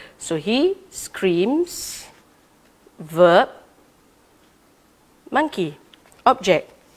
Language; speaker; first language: English; non-native, local second language; Malay